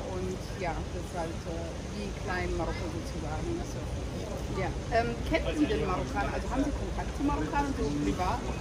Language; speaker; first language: German; early bilingual, other home language; Arabic